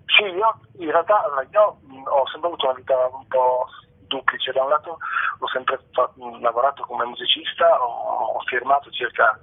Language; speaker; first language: Italian; native; Italian